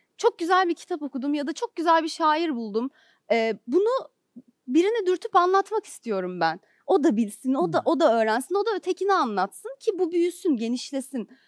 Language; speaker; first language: Turkish; native; Turkish